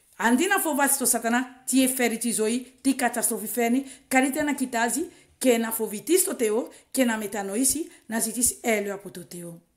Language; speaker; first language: Greek; non-native, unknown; Swahili